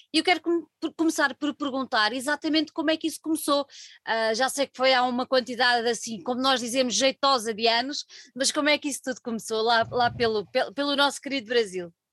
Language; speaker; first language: Portuguese; native; Portuguese